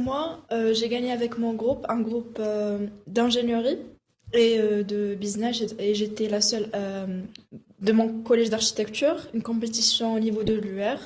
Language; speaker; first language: French; non-native, local second language; Arabic